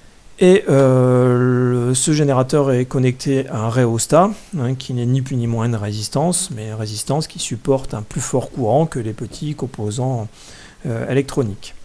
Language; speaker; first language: French; native; French